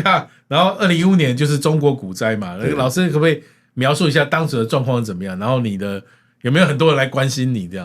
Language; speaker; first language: Chinese; native; Chinese